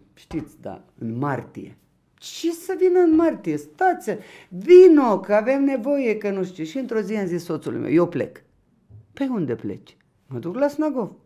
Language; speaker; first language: Romanian; non-native, local second language; Ukrainian